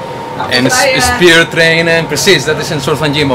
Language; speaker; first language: Dutch; non-native, learner; Spanish